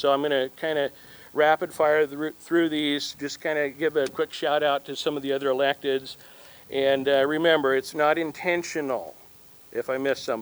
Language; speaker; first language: English; native; English